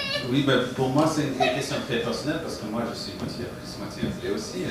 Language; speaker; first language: French; non-native, fluent; English